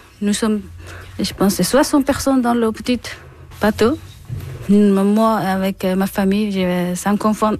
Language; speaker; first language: French; non-native, learner; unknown